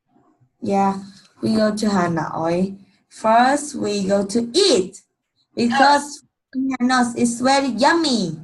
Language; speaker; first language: English; non-native, learner; Vietnamese